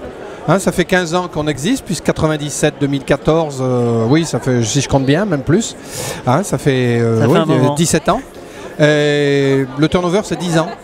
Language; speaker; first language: French; native; French